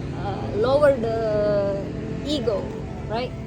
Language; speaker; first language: English; non-native, fluent; Indonesian